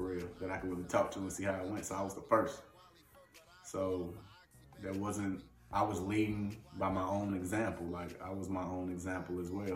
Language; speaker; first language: English; native; English